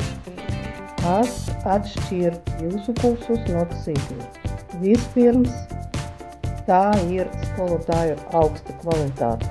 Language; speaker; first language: Latvian; non-native, learner; Ukrainian